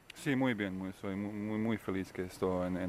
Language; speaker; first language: Spanish; non-native, learner; Bosnian